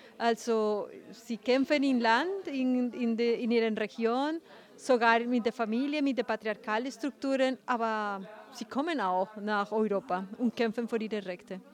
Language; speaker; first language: German; non-native, fluent; Spanish